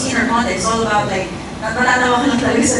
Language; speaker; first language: Filipino; native; Filipino